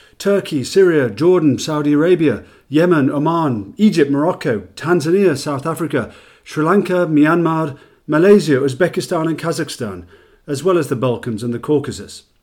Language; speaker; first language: English; native; English